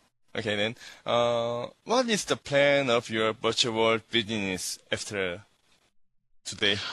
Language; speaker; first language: English; non-native, learner; Korean